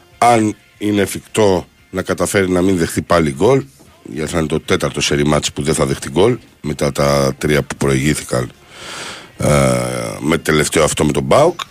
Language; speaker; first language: Greek; native; Greek